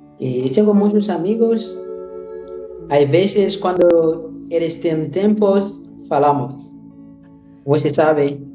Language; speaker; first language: Portuguese; non-native, learner; Haitian Creole